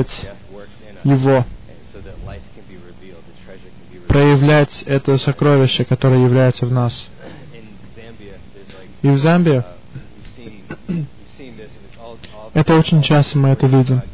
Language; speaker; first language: Russian; early bilingual, heritage; Russian